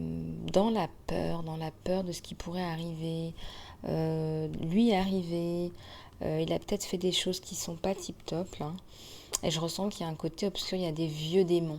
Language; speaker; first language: French; native; French